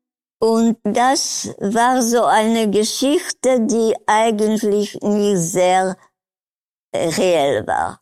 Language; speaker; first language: German; non-native, learner; Polish